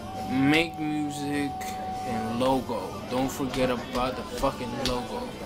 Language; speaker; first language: English; early bilingual, other home language; Spanish